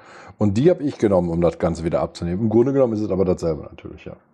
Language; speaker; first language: German; native; German